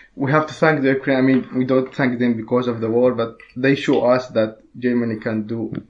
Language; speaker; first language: English; non-native, learner; Arabic